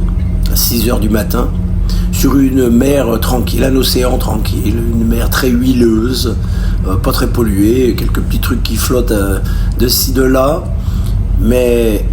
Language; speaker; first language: French; native; French